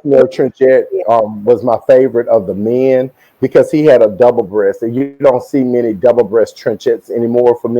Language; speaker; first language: English; native; English